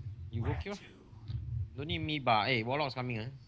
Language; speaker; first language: English; non-native, local second language; Chinese